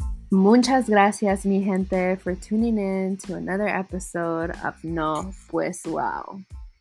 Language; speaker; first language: English; early bilingual, other home language; Spanish